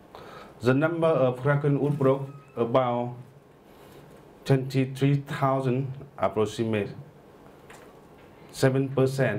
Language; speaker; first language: English; non-native, learner; Vietnamese